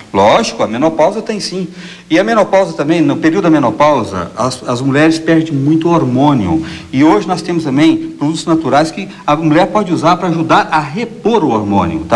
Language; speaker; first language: Portuguese; native; Portuguese